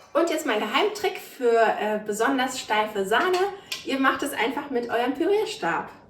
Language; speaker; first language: German; native; German